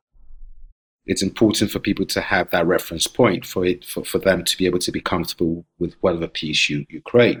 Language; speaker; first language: English; non-native, local second language; Akan